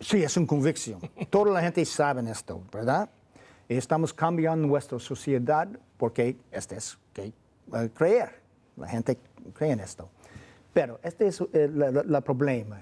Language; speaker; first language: Spanish; non-native, fluent; English